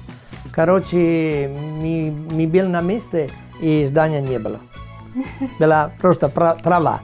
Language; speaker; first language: Russian; non-native, learner; Italian